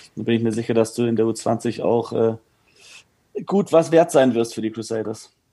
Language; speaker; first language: German; native; German